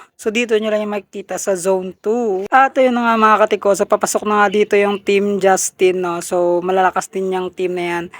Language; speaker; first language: Filipino; non-native, local second language; Hiligaynon